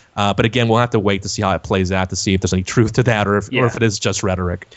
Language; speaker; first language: English; native; English